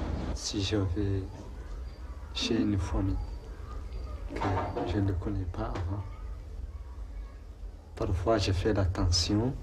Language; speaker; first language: French; non-native, local second language; Arabic